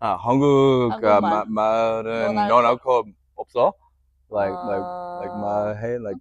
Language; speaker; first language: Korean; non-native, learner; English